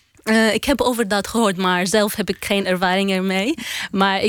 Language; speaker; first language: Dutch; non-native, learner; Arabic